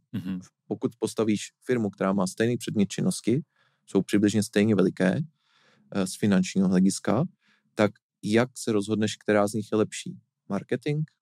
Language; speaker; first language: Czech; native; Czech